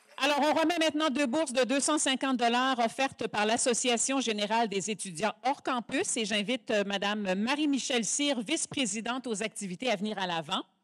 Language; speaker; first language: French; native; French